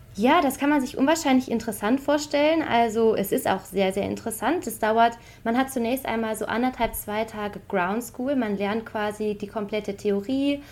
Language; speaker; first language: German; native; German